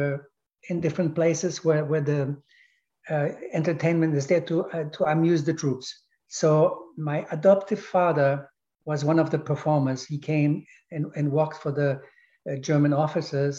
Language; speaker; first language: English; non-native, fluent; German